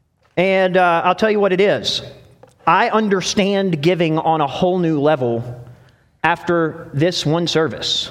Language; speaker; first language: English; native; English